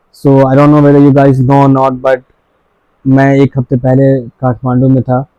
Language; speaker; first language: Hindi; native; Hindi